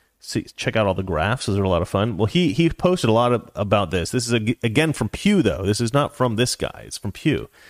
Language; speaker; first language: English; native; English